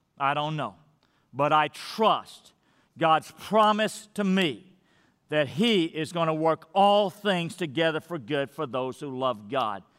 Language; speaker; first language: English; native; English